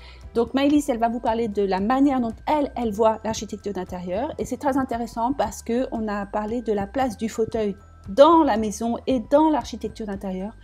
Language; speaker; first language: French; native; French